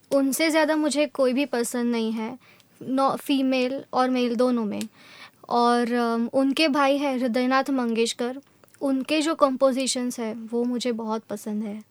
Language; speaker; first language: Hindi; non-native, local second language; Gujarati